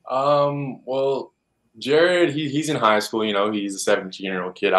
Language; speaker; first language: English; native; English